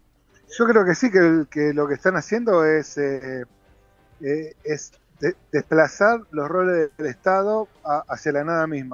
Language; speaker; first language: Spanish; native; Spanish